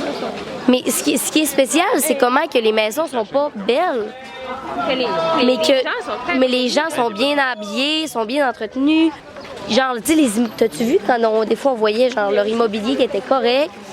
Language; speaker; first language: French; native; French